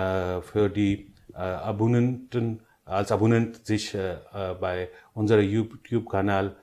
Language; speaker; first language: German; non-native, learner; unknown